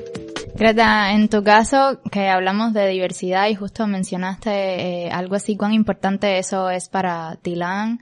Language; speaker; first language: Spanish; native; Spanish